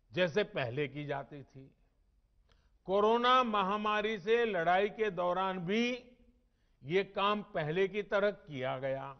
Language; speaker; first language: Hindi; non-native, local second language; Gujarati